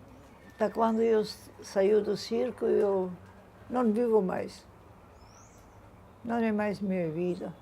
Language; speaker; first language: Portuguese; non-native, fluent; Italian